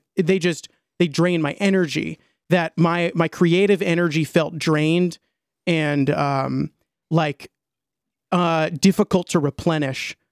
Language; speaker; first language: English; native; English